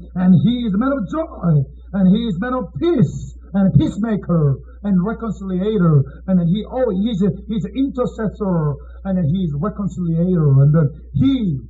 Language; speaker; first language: English; non-native, fluent; Korean